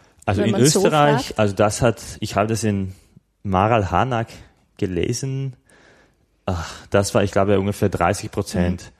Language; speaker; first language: German; non-native, fluent; Slovak